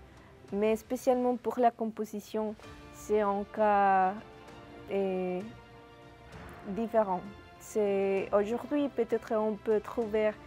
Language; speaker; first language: French; non-native, fluent; Spanish